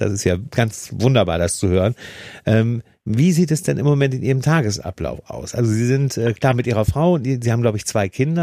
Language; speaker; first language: German; native; German